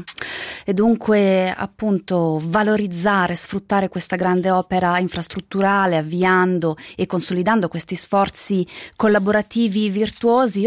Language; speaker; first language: Italian; native; Italian